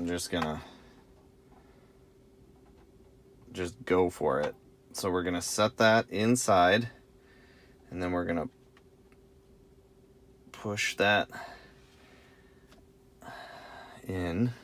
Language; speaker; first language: English; native; English